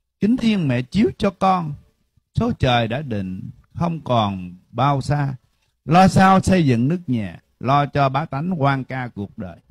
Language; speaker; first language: Vietnamese; early bilingual, heritage; Vietnamese